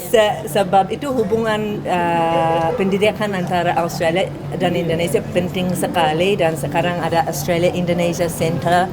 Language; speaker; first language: Indonesian; non-native, fluent; English